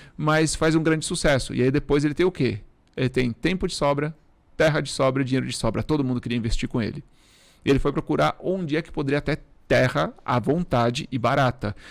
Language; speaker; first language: Portuguese; early bilingual, other home language; Spanish